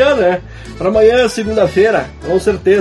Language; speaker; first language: Portuguese; native; Portuguese